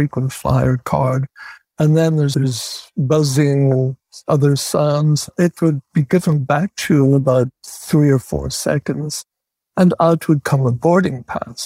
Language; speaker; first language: English; native; English